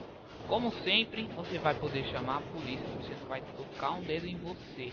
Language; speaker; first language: Portuguese; native; Portuguese